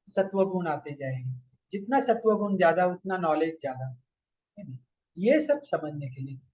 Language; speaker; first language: Hindi; non-native, local second language; Marathi